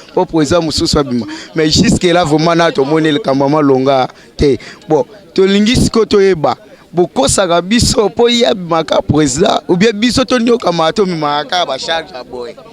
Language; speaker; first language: Lingala; native; Lingala